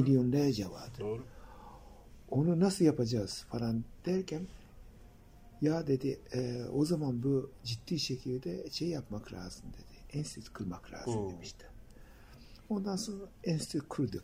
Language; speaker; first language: Turkish; non-native, fluent; Japanese